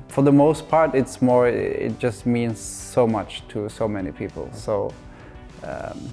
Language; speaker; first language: English; non-native, fluent; Norwegian